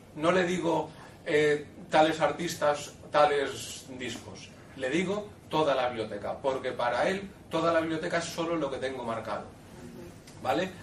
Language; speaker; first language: Spanish; native; Spanish